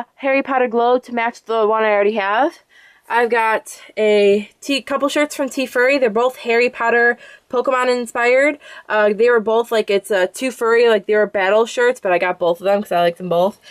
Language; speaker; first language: English; native; English